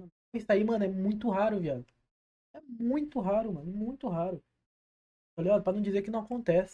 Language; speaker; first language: Portuguese; native; Portuguese